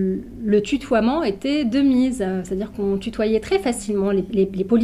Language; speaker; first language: French; native; French